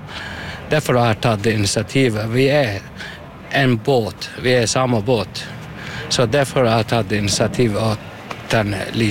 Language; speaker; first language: Norwegian; non-native, learner; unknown